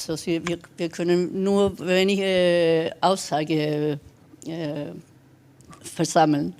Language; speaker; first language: German; non-native, fluent; Spanish